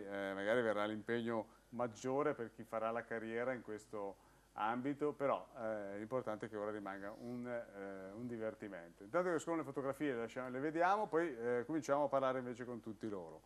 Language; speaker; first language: Italian; native; Italian